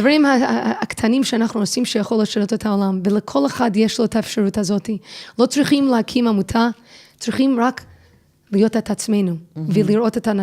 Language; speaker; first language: Hebrew; non-native, fluent; English